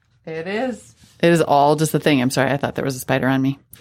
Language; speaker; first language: English; native; English